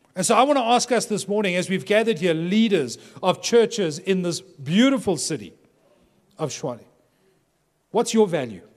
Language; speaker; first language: English; native; English